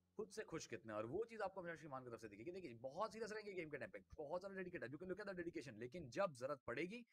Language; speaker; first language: Hindi; native; Hindi